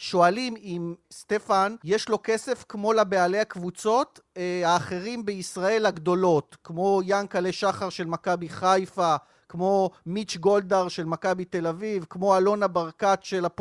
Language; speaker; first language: Hebrew; native; Hebrew